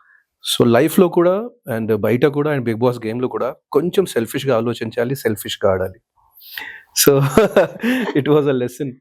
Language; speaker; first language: Telugu; non-native, fluent; Hindi